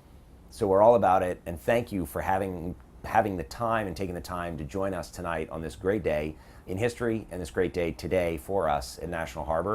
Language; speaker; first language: English; native; English